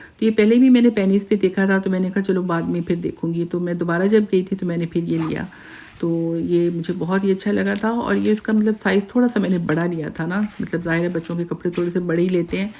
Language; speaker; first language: Urdu; native; Urdu